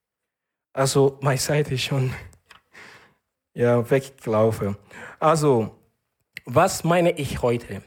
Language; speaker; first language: German; non-native, learner; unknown